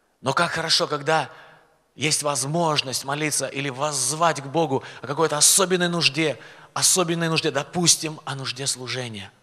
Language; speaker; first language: Russian; native; Russian